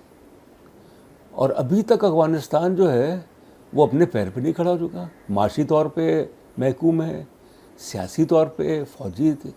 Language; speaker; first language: Urdu; native; Urdu